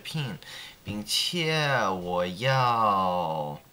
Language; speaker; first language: Chinese; non-native, learner; English